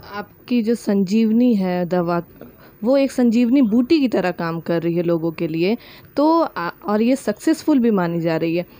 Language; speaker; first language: Hindi; native; Hindi